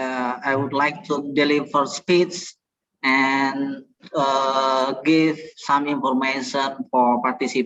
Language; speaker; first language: English; non-native, learner; Indonesian